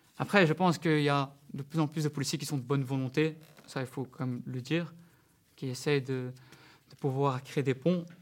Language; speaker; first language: French; early bilingual, other home language; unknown